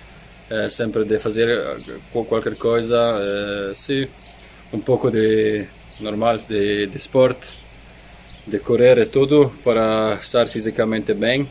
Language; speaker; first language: Portuguese; non-native, learner; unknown